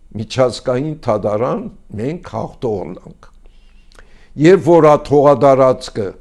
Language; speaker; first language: Armenian; early bilingual, heritage; Armenian